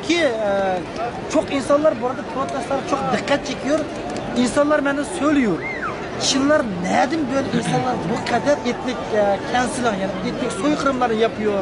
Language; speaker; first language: Turkish; non-native, learner; Uyghur